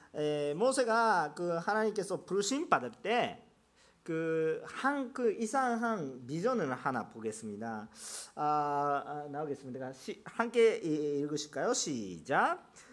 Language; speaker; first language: Korean; non-native, fluent; Japanese